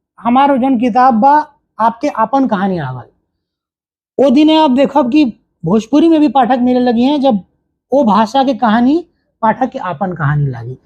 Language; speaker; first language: Bhojpuri; non-native, local second language; Hindi